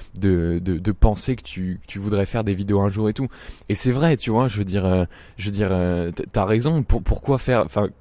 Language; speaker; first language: French; native; French